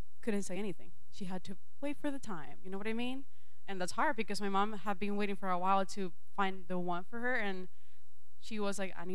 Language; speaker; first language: English; non-native, fluent; Spanish